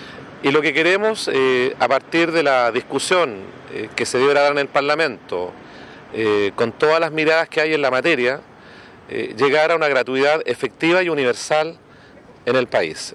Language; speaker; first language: Spanish; native; Spanish